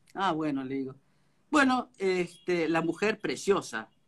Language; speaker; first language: Spanish; non-native, local second language; German